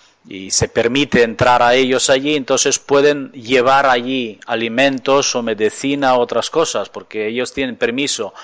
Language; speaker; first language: Spanish; non-native, fluent; Ukrainian